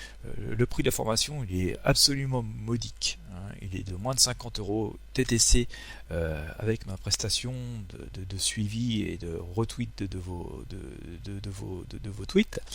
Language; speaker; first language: French; native; French